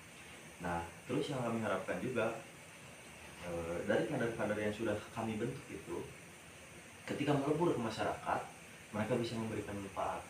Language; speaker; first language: Indonesian; native; Indonesian